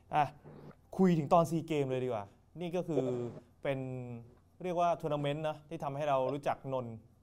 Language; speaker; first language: Thai; native; Thai